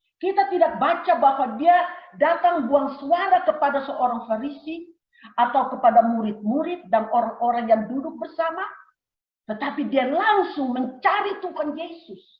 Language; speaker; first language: Indonesian; early bilingual, heritage; Indonesian